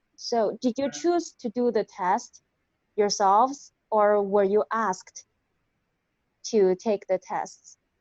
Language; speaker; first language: English; non-native, fluent; Chinese